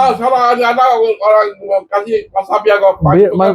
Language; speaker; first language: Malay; non-native, learner; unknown